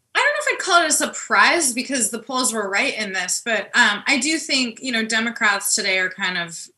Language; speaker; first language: English; native; English